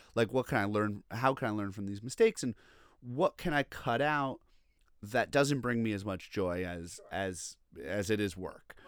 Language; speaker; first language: English; native; English